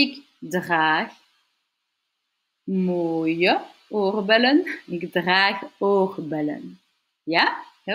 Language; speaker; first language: Dutch; non-native, local second language; French